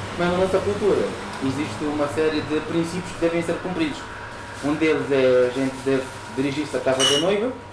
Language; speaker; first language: Portuguese; native; Portuguese